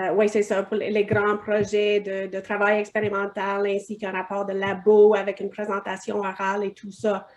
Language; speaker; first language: French; non-native, fluent; English